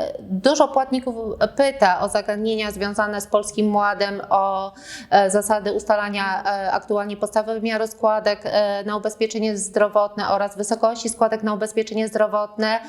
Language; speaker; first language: Polish; native; Polish